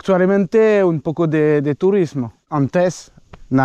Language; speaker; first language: Spanish; non-native, learner; French